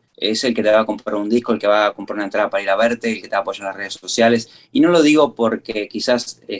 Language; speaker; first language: Spanish; native; Spanish